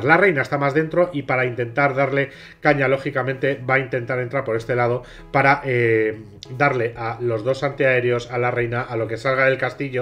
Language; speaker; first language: Spanish; native; Spanish